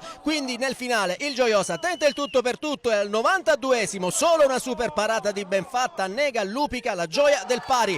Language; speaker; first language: Italian; native; Italian